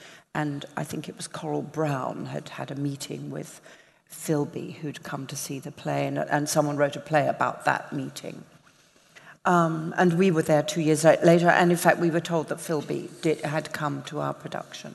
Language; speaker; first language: English; native; English